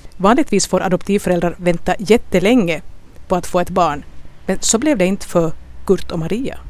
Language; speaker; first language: Swedish; native; Swedish